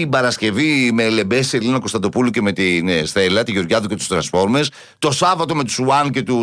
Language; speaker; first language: Greek; native; Greek